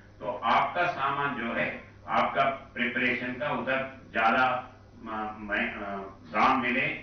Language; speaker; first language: Hindi; non-native, local second language; Telugu